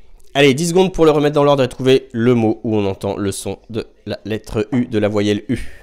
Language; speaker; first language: French; native; French